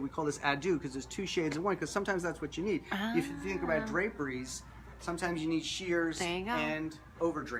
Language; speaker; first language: English; native; English